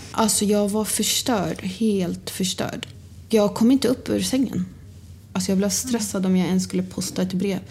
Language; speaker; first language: Swedish; early bilingual, other home language; Arabic